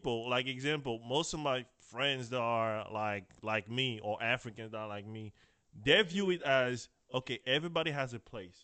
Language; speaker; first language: English; non-native, fluent; French